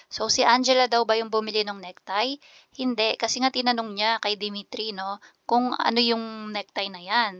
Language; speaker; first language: Filipino; native; Filipino